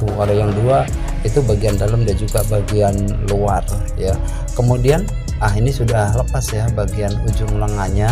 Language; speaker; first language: Indonesian; native; Indonesian